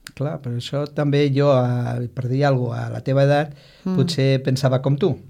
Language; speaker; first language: Catalan; non-native, local second language; Spanish